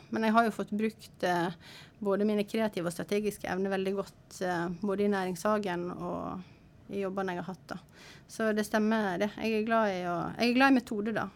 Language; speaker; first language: Norwegian; native; Norwegian